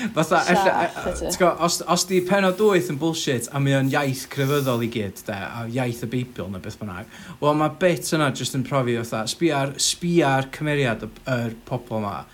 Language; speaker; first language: Welsh; native; Welsh